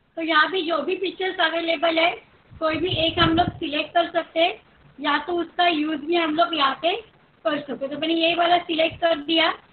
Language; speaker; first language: Hindi; non-native, local second language; Marathi